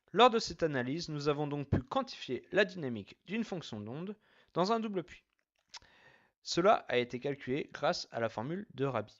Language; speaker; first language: French; native; French